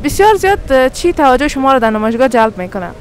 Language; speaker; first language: Persian; native; Persian